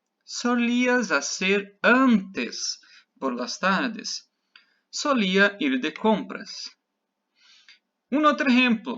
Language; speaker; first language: Spanish; non-native, fluent; Portuguese